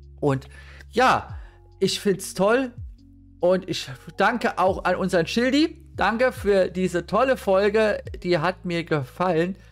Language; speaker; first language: German; native; German